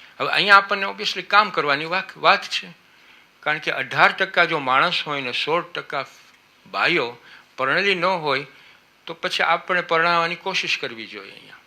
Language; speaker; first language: Gujarati; early bilingual, heritage; Gujarati